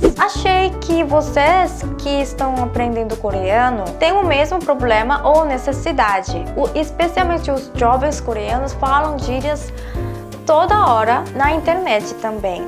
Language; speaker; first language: Portuguese; non-native, fluent; Korean